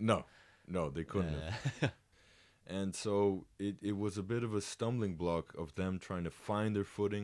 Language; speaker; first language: English; native; English